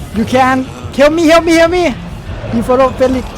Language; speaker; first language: English; non-native, learner; Arabic